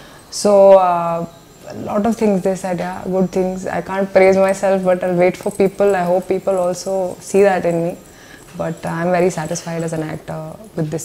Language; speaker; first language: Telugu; non-native, learner; Hindi